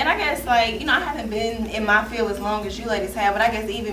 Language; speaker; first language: English; native; English